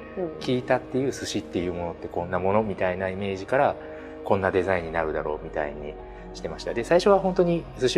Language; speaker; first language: Japanese; native; Japanese